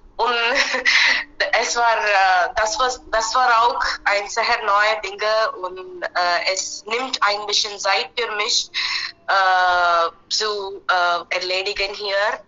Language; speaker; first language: German; non-native, learner; Hindi